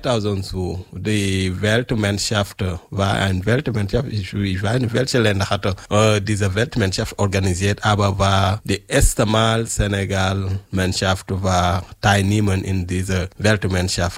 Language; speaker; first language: German; non-native, learner; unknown